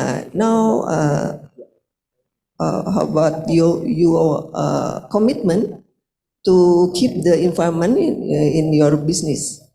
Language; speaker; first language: English; non-native, learner; Indonesian